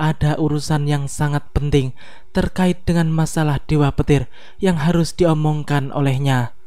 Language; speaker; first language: Indonesian; native; Indonesian